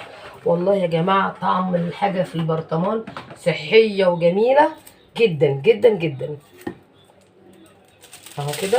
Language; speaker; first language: Arabic; native; Arabic